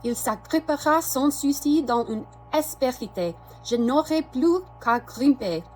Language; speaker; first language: French; non-native, fluent; English